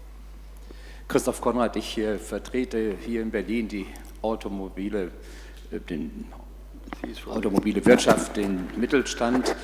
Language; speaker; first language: German; native; German